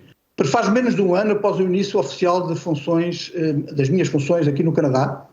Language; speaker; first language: Portuguese; native; Portuguese